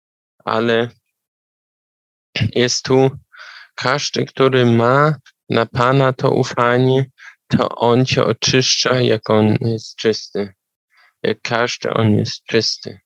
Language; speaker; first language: Polish; non-native, learner; German